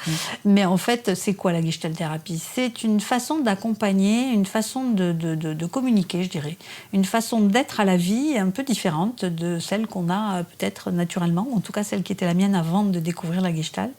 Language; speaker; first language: French; native; French